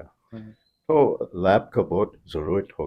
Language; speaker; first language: Hindi; non-native, fluent; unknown